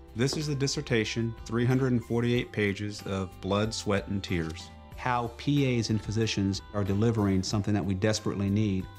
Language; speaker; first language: English; native; English